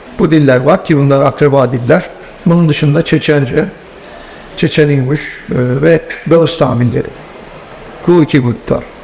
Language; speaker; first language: Turkish; native; Turkish